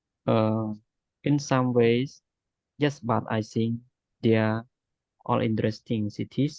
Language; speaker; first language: English; non-native, learner; Khmer